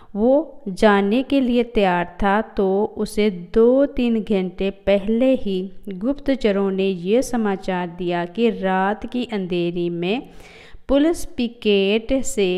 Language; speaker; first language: Hindi; non-native, local second language; Punjabi